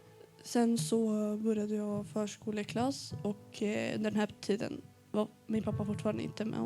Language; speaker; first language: Swedish; early bilingual, other home language; Arabic